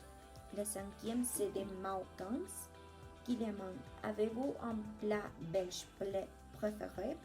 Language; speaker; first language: French; non-native, learner; Spanish